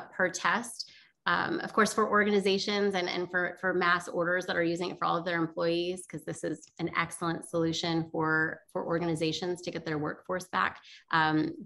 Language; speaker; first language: English; native; English